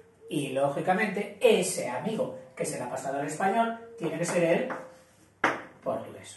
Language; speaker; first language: Spanish; native; Spanish